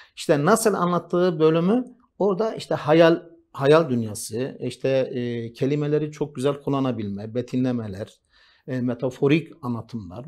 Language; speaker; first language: Turkish; non-native, local second language; Kurdish